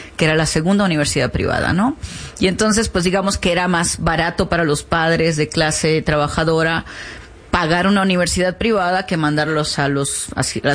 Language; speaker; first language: Spanish; native; Spanish